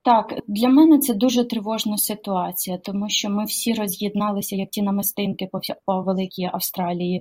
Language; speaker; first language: Ukrainian; native; Ukrainian